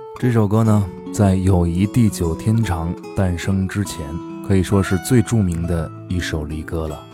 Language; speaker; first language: Chinese; native; Chinese